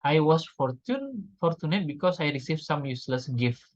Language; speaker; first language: English; non-native, fluent; Indonesian